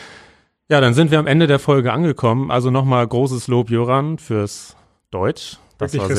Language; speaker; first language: German; native; German